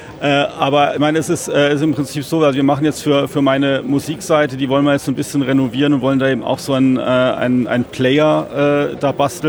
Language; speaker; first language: German; native; German